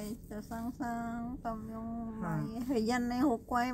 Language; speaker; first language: Cantonese; non-native, learner; Indonesian